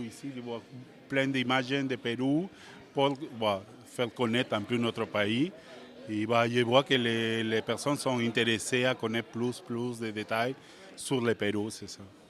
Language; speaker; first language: French; non-native, fluent; Spanish